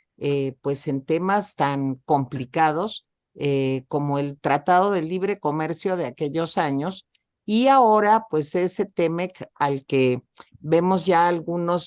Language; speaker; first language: Spanish; native; Spanish